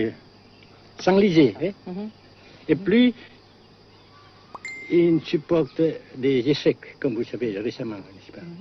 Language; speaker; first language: French; non-native, local second language; Vietnamese